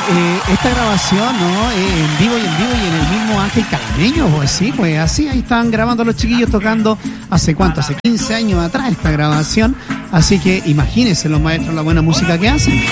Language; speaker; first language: Spanish; native; Spanish